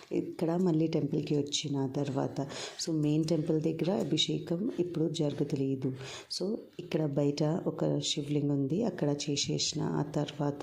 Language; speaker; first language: Telugu; non-native, local second language; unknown